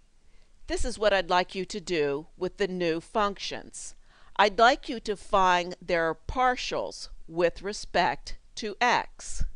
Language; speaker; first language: English; native; English